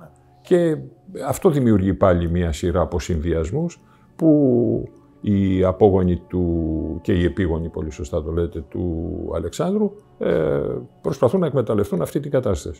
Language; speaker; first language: Greek; native; Greek